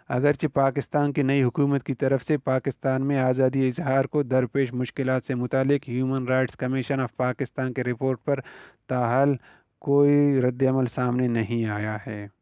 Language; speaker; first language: Urdu; non-native, local second language; Baluchi